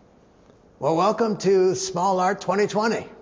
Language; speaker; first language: English; native; English